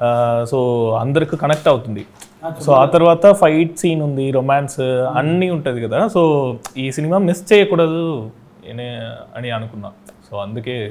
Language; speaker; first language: Telugu; non-native, learner; Tamil